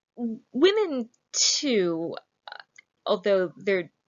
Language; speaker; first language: English; native; English